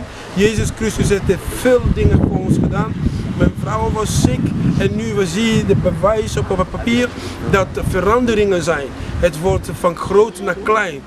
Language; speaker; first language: Dutch; non-native, fluent; French